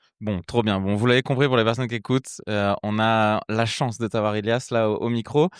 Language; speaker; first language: French; native; French